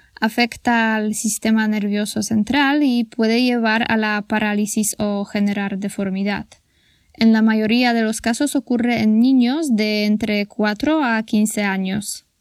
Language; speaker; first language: Spanish; non-native, fluent; Polish